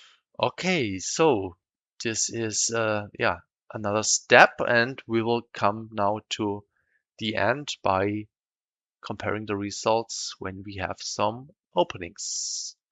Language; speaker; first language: English; non-native, fluent; German